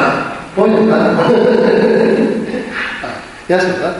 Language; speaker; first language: Russian; non-native, learner; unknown